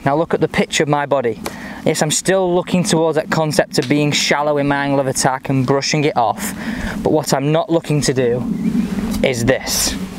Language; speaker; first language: English; native; English